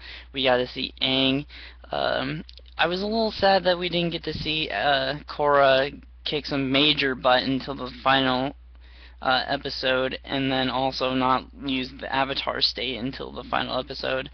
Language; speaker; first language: English; native; English